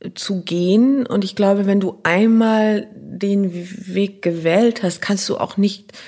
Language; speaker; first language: German; non-native, local second language; French